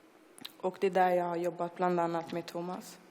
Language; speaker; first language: Swedish; early bilingual, other home language; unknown